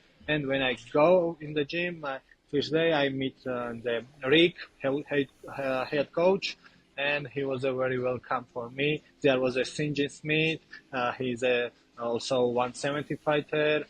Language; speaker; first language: English; non-native, learner; Georgian